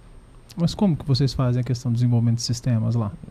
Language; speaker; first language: Portuguese; native; Portuguese